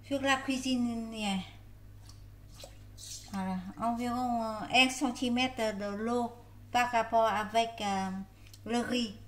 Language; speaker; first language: French; non-native, learner; Vietnamese